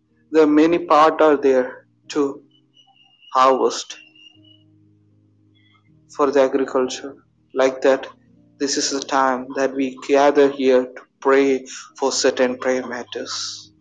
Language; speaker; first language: English; non-native, local second language; Malayalam